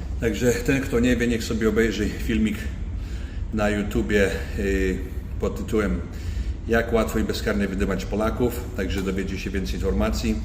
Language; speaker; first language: Polish; native; Polish